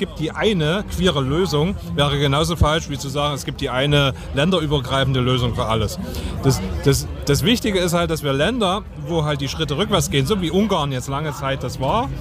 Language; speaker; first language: German; native; German